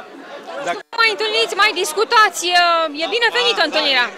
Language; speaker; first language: Romanian; native; Romanian